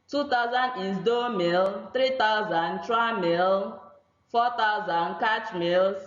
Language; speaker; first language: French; non-native, fluent; Igbo